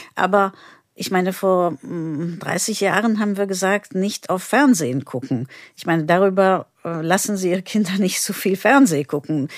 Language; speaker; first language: German; non-native, fluent; Turkish